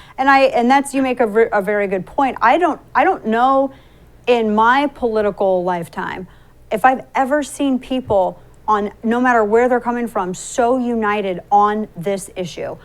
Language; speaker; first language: English; native; English